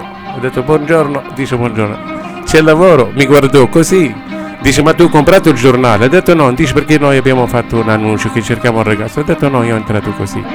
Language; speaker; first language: Italian; non-native, learner; Arabic